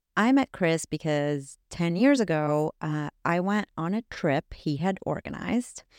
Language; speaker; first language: English; non-native, fluent; Spanish